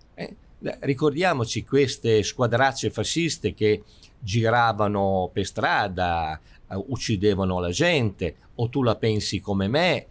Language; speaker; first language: Italian; native; Italian